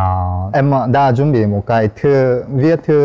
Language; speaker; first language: Vietnamese; non-native, learner; Korean